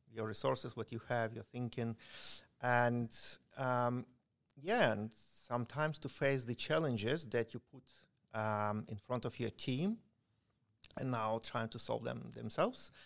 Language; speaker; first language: English; non-native, fluent; Ukrainian